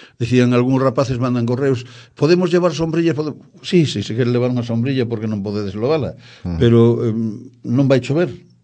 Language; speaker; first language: Galician; native; Galician